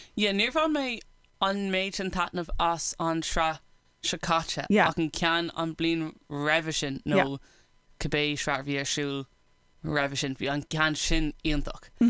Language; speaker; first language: Irish; non-native, local second language; English